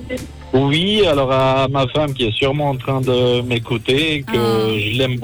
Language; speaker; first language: French; native; French